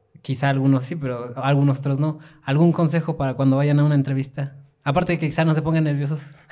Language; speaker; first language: Spanish; native; Spanish